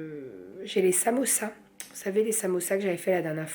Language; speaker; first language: French; native; French